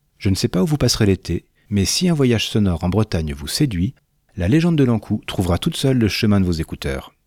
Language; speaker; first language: French; native; French